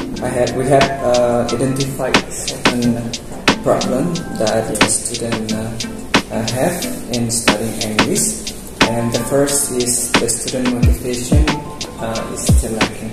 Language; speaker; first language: English; non-native, local second language; Indonesian